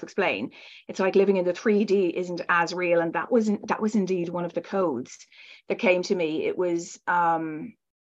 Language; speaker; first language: English; native; English